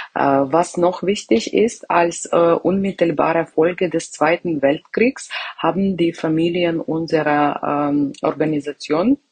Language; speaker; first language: German; non-native, fluent; Ukrainian